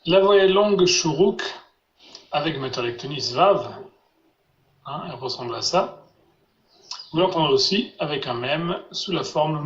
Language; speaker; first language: French; non-native, fluent; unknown